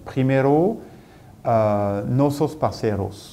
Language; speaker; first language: Portuguese; non-native, fluent; French